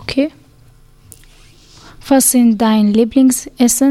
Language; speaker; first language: German; non-native, learner; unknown